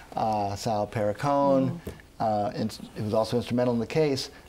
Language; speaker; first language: English; native; English